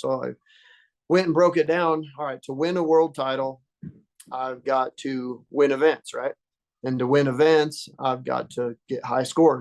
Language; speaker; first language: English; native; English